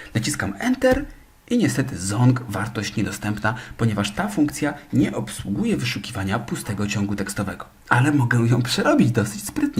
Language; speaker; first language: Polish; native; Polish